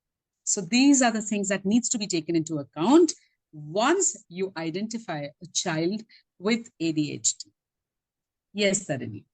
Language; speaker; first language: English; non-native, local second language; Tamil